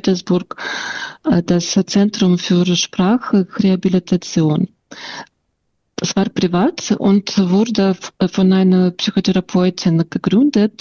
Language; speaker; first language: German; non-native, fluent; Russian